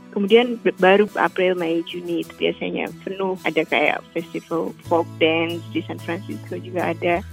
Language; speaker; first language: Indonesian; native; Indonesian